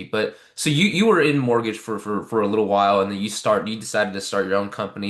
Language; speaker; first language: English; native; English